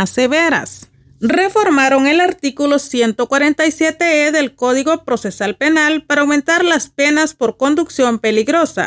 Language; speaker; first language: Spanish; native; Spanish